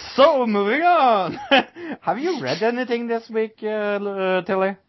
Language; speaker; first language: English; non-native, fluent; Norwegian